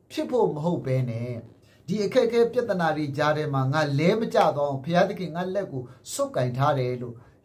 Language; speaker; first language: Burmese; non-native, local second language; S'gaw Karen